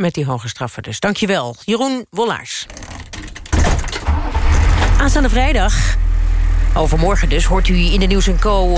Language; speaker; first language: Dutch; native; Dutch